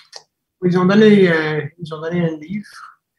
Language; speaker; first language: French; non-native, fluent; English